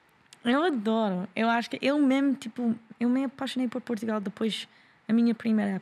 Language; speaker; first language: Portuguese; non-native, learner; English